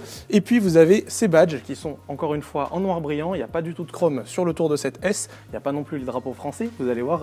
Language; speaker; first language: French; native; French